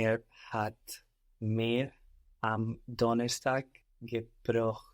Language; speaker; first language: German; non-native, learner; English